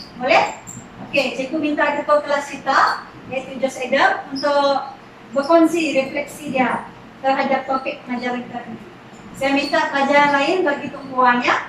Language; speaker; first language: Malay; native; Malay